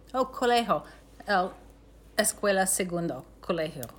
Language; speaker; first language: Spanish; non-native, learner; English